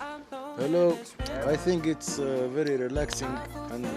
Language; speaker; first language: English; non-native, fluent; Arabic